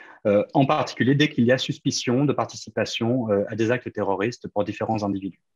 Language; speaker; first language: French; native; French